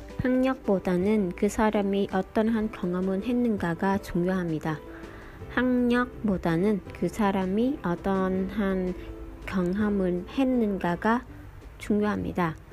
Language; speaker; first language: Korean; non-native, fluent; Vietnamese